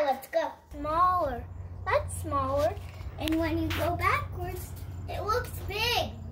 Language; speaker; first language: English; early bilingual, other home language; Russian